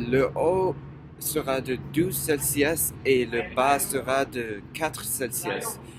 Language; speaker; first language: French; non-native, fluent; English